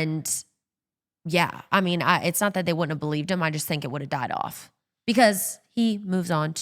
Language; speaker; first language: English; native; English